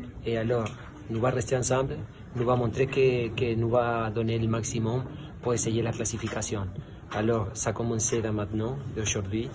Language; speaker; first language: French; non-native, fluent; Spanish